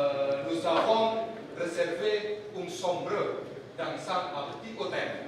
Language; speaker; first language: French; non-native, learner; Indonesian